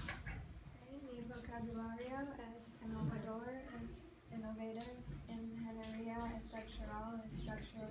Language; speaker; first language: Spanish; non-native, learner; English